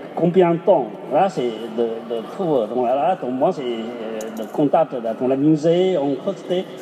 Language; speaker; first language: French; non-native, learner; Chinese